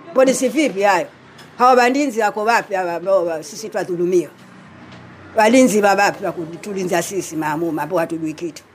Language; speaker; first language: Swahili; native; Swahili